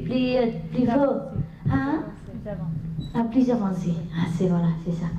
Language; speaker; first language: French; non-native, learner; Vietnamese